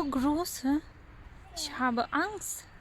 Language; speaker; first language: German; non-native, learner; Urdu